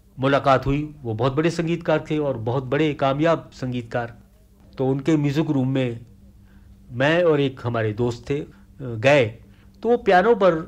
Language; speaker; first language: Hindi; non-native, local second language; Punjabi